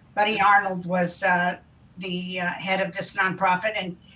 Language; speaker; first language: English; native; English